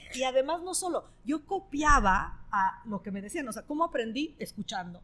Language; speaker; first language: Spanish; non-native, fluent; Italian